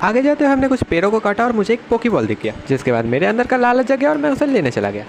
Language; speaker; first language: Hindi; native; Hindi